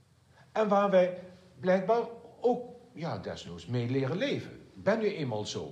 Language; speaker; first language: Dutch; native; Dutch